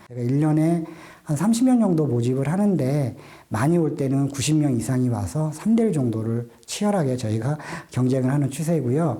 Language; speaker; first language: Korean; native; Korean